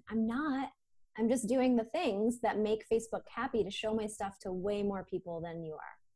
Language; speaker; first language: English; native; English